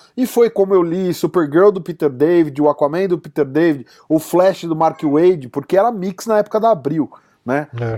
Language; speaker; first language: Portuguese; native; Portuguese